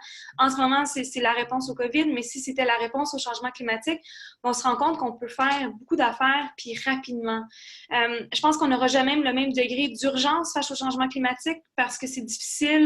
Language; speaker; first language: French; native; French